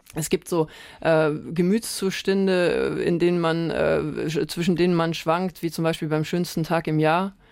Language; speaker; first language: German; native; German